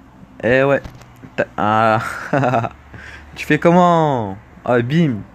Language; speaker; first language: French; native; French